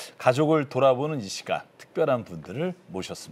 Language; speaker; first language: Korean; native; Korean